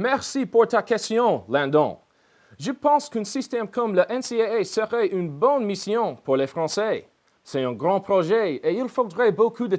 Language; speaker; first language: French; non-native, learner; English